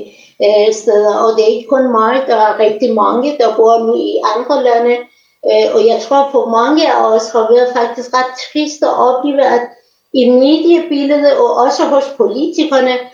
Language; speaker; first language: Danish; non-native, fluent; Persian